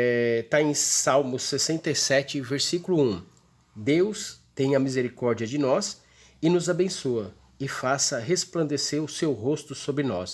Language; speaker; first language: Portuguese; native; Portuguese